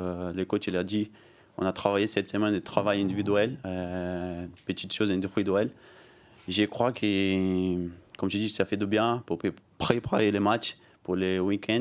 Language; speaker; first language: French; non-native, learner; Portuguese